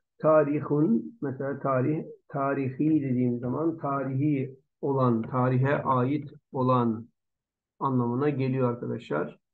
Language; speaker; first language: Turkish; native; Turkish